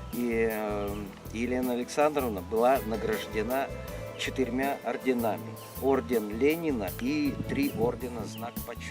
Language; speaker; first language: Russian; native; Russian